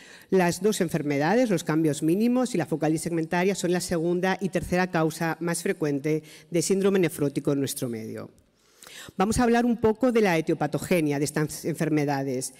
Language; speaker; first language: Spanish; native; Spanish